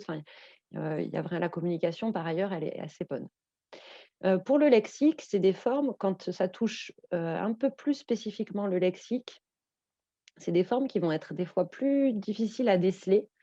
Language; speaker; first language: French; native; French